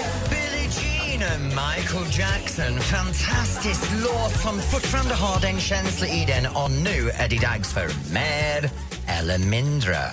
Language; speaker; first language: Swedish; non-native, fluent; English